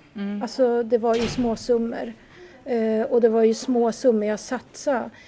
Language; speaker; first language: Swedish; native; Swedish